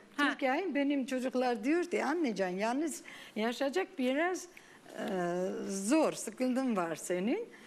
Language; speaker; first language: Turkish; non-native, learner; Armenian